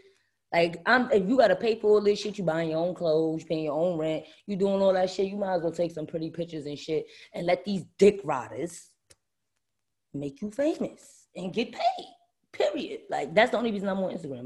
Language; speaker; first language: English; native; English